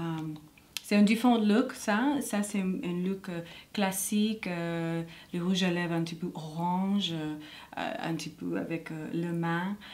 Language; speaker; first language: French; non-native, learner; English